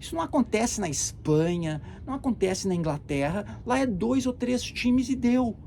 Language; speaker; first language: Portuguese; early bilingual, heritage; Portuguese